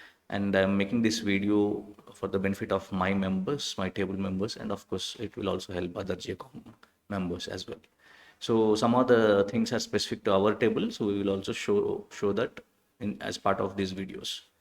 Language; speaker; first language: English; non-native, local second language; Telugu